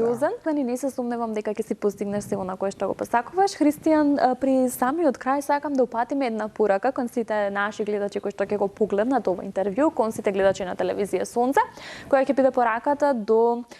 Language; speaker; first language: Macedonian; native; Macedonian